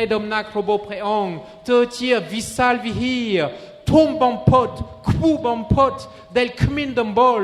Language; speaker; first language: Khmer; non-native, fluent; French